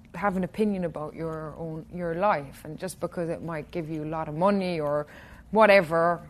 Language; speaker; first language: English; native; English